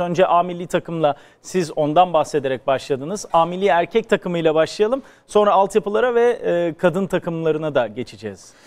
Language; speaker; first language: Turkish; native; Turkish